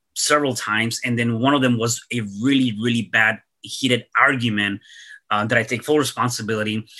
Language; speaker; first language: English; early bilingual, other home language; Spanish